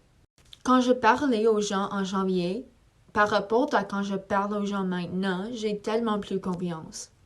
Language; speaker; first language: French; non-native, learner; English